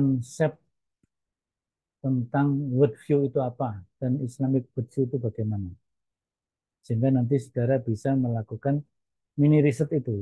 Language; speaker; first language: Indonesian; native; Indonesian